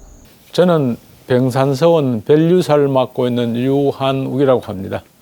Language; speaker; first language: Korean; native; Korean